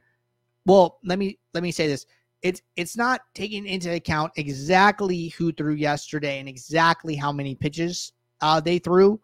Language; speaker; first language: English; native; English